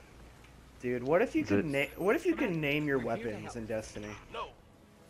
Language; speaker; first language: English; native; English